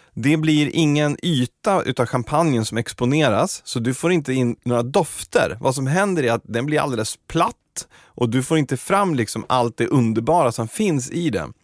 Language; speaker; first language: Swedish; native; Swedish